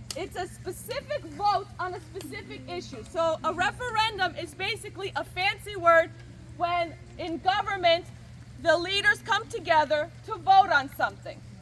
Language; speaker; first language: English; early bilingual, other home language; Ukrainian